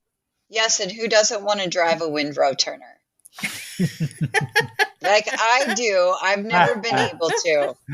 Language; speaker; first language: English; native; English